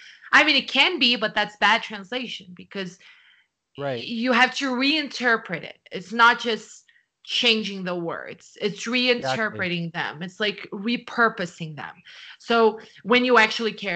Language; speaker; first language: English; non-native, fluent; Portuguese